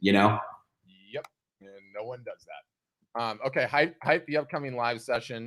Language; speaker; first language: English; native; English